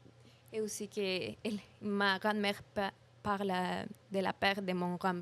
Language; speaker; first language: French; non-native, learner; Spanish